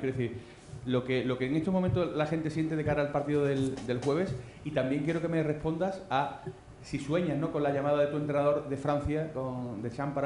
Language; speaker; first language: Spanish; native; Spanish